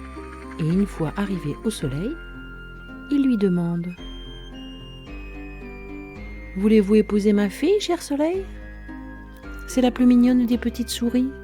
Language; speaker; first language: French; native; French